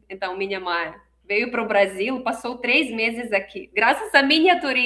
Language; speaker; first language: Portuguese; non-native, fluent; Russian